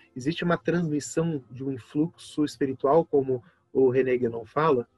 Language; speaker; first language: Portuguese; native; Portuguese